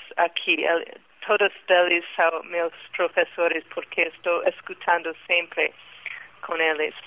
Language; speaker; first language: Portuguese; non-native, fluent; English